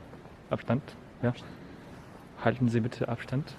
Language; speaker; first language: German; non-native, learner; Tatar